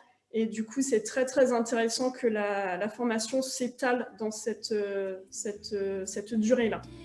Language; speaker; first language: French; native; French